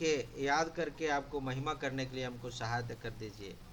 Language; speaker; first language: Hindi; non-native, local second language; Telugu